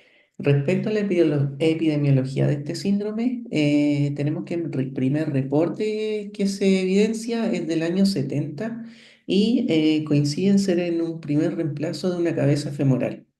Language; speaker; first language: Spanish; native; Spanish